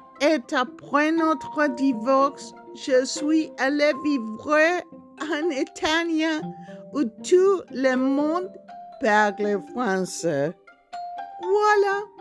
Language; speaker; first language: French; non-native, learner; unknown